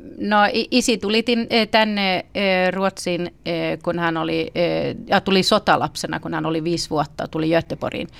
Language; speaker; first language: Finnish; early bilingual, heritage; Swedish